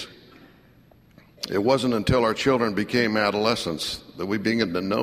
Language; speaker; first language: English; native; English